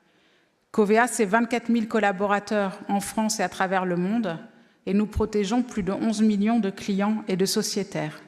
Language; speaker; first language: French; native; French